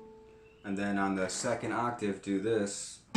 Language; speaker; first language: English; native; English